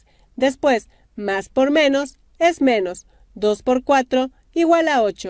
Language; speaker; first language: Spanish; native; Spanish